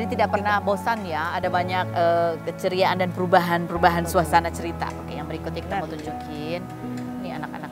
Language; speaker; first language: Indonesian; native; Indonesian